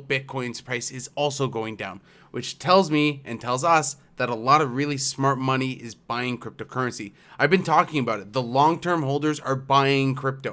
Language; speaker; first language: English; native; English